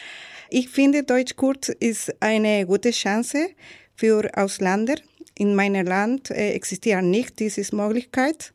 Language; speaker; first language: German; non-native, learner; Spanish